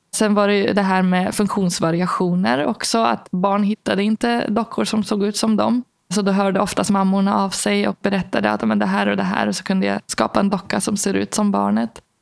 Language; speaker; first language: Swedish; early bilingual, other home language; Arabic